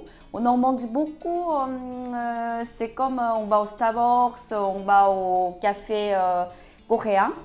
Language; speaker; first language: French; non-native, learner; Korean